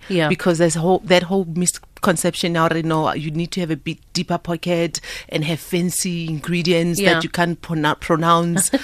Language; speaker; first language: English; non-native, local second language; Southern Sotho